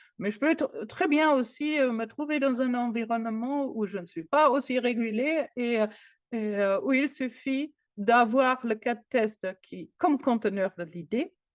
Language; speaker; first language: French; non-native, fluent; German